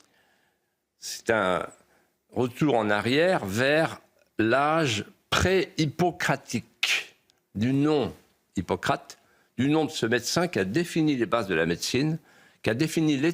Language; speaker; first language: French; native; French